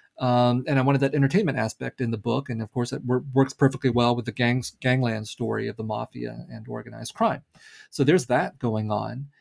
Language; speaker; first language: English; early bilingual, other home language; Vietnamese